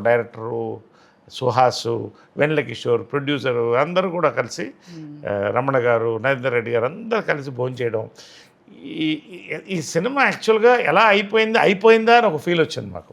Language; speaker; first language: Telugu; native; Telugu